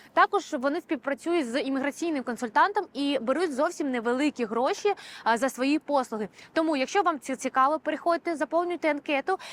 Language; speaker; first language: Ukrainian; native; Ukrainian